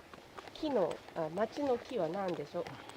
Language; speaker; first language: Japanese; native; Japanese